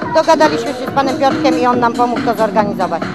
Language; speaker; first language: Polish; native; Polish